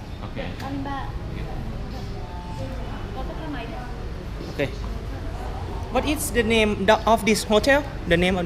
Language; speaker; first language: English; non-native, learner; Thai